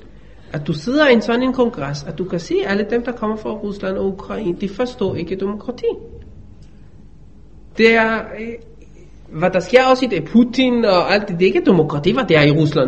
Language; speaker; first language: Danish; non-native, fluent; Hebrew